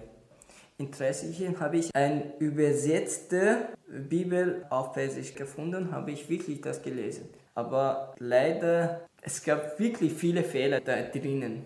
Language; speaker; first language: German; non-native, learner; Persian